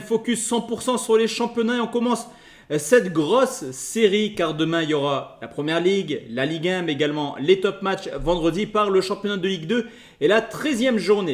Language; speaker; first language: French; native; French